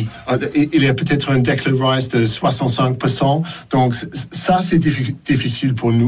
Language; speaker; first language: French; non-native, fluent; English